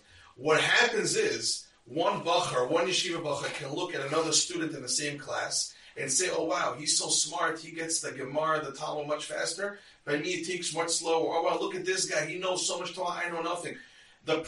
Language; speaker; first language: English; native; English